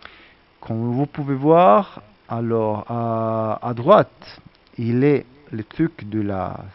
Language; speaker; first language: French; non-native, learner; Italian